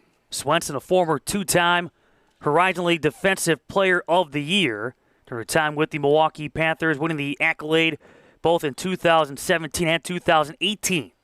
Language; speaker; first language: English; native; English